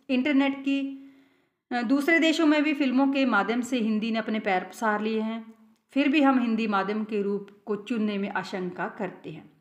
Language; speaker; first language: Hindi; non-native, local second language; Punjabi